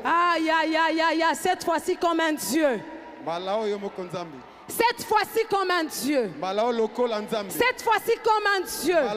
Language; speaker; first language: French; non-native, local second language; Lingala